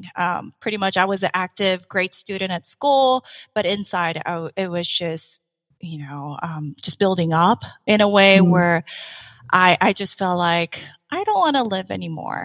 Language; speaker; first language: English; non-native, fluent; Korean